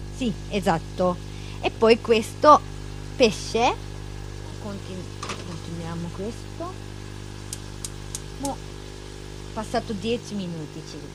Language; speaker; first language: Italian; non-native, learner; Japanese